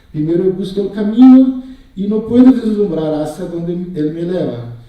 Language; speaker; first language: Portuguese; native; Portuguese